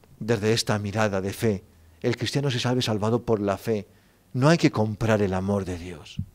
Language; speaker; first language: Spanish; native; Spanish